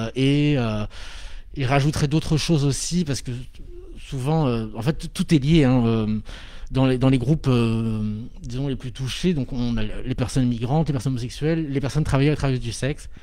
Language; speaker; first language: French; native; French